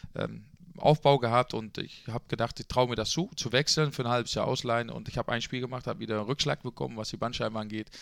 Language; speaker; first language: German; non-native, fluent; Dutch